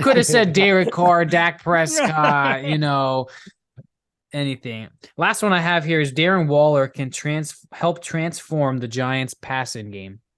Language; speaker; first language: English; native; English